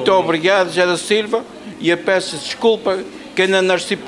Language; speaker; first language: Portuguese; native; Portuguese